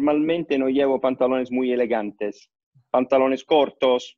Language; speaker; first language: Spanish; non-native, fluent; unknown